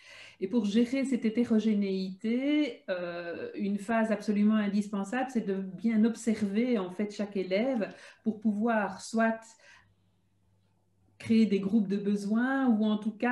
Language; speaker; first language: French; native; French